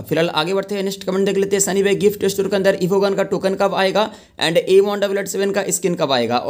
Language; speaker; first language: Hindi; non-native, local second language; Bangla